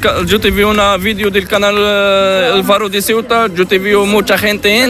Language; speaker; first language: Spanish; non-native, learner; Arabic